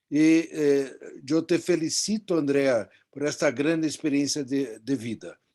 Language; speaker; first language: Portuguese; non-native, fluent; Spanish